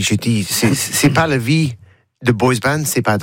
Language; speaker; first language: French; non-native, learner; English